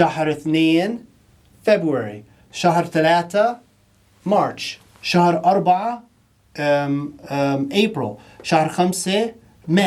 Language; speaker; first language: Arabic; non-native, fluent; English